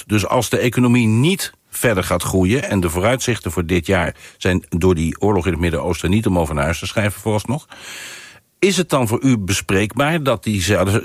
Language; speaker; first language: Dutch; native; Dutch